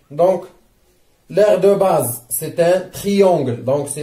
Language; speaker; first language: French; non-native, local second language; Arabic